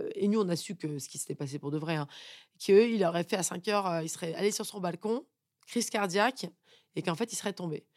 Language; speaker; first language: French; native; French